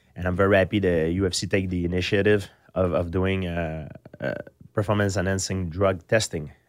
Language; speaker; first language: English; non-native, fluent; French